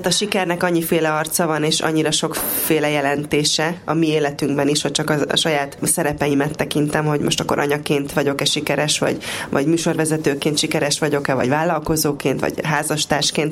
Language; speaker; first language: Hungarian; native; Hungarian